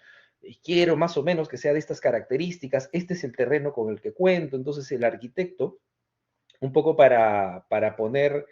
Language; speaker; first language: Spanish; native; Spanish